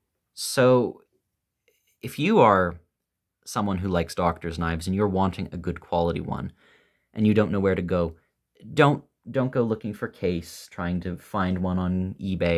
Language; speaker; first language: English; native; English